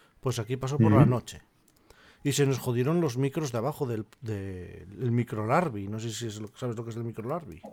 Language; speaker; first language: Spanish; native; Spanish